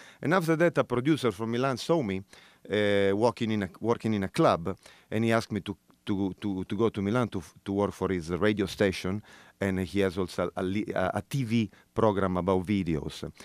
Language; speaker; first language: English; non-native, fluent; Italian